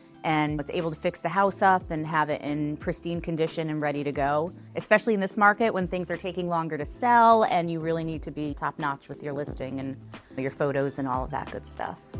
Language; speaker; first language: English; native; English